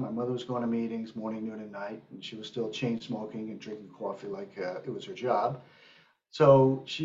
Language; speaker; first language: English; native; English